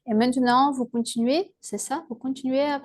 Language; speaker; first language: French; non-native, fluent; Russian